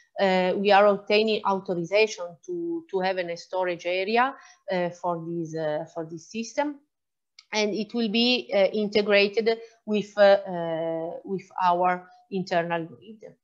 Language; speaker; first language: English; non-native, fluent; Italian